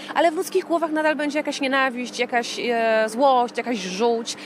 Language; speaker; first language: Polish; native; Polish